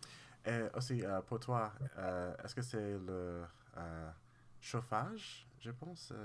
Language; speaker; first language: French; non-native, learner; English